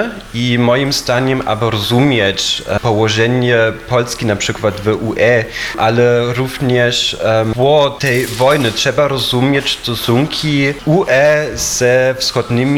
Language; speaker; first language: Polish; non-native, fluent; German